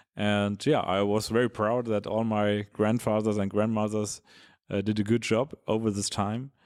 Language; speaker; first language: English; non-native, fluent; German